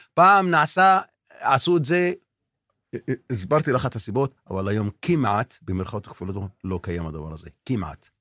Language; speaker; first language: Hebrew; non-native, local second language; Arabic